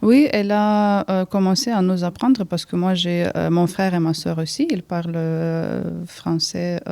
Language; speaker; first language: French; early bilingual, heritage; Ukrainian